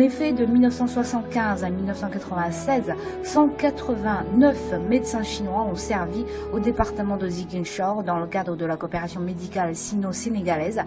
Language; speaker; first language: French; non-native, fluent; Chinese